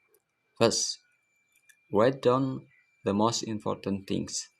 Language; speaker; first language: English; non-native, learner; Indonesian